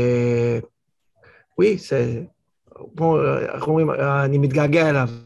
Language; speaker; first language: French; early bilingual, heritage; Hebrew